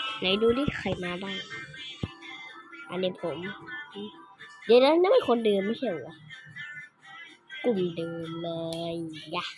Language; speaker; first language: Thai; native; Thai